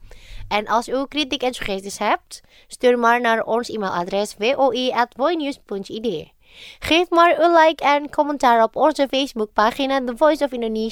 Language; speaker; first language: Dutch; non-native, fluent; Indonesian